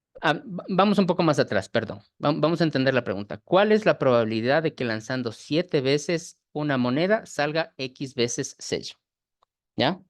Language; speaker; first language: Spanish; native; Spanish